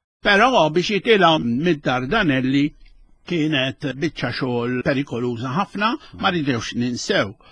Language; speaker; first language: Maltese; early bilingual, other home language; Spanish